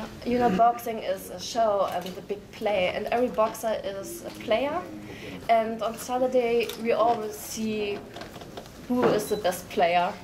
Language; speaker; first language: English; non-native, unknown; German